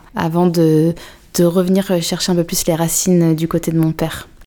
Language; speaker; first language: French; native; French